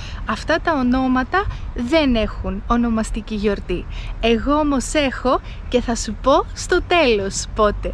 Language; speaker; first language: Greek; native; Greek